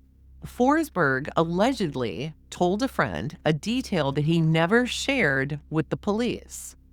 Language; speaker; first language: English; native; English